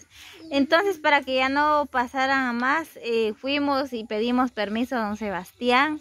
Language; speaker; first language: Spanish; native; Spanish